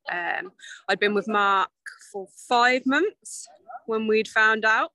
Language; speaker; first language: English; native; English